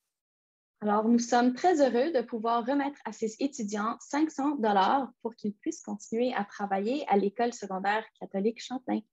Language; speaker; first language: French; native; French